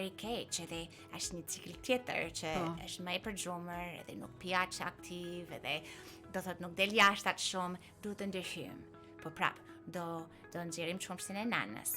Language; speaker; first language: Albanian; non-native, fluent; English